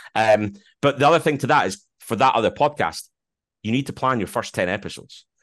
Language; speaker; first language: English; native; English